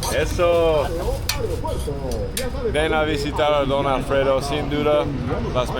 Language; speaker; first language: Spanish; non-native, fluent; English